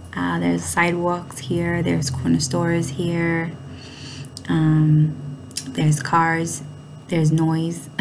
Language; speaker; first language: English; native; English